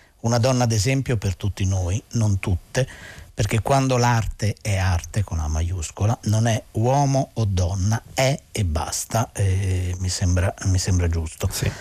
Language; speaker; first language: Italian; native; Italian